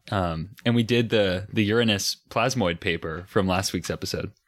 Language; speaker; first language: English; native; English